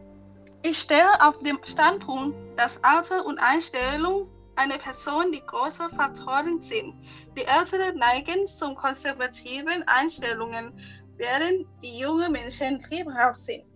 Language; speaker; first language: German; non-native, learner; Thai